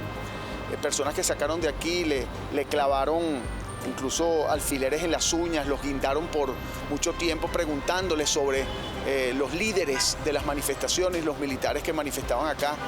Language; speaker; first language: Spanish; native; Spanish